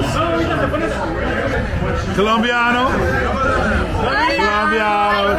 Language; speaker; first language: Spanish; non-native, learner; English